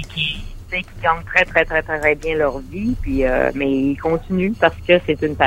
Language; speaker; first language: French; native; French